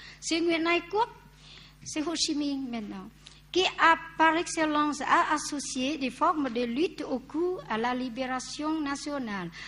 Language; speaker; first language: French; non-native, fluent; Vietnamese